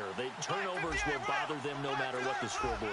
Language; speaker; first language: English; native; English